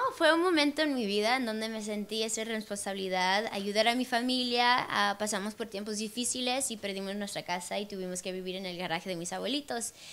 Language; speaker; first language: Spanish; early bilingual, heritage; Spanish